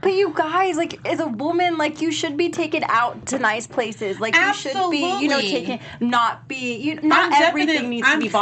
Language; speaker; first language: English; native; English